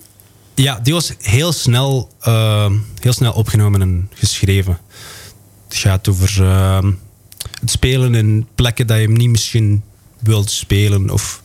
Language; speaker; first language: Dutch; non-native, local second language; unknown